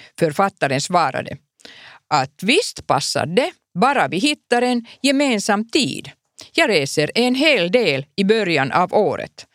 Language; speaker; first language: Swedish; non-native, local second language; Finnish